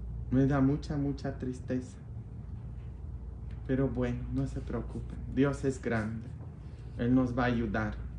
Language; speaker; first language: Spanish; non-native, fluent; Polish